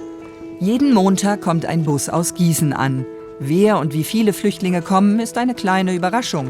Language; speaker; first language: German; native; German